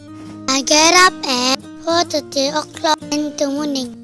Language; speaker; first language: English; non-native, learner; Malay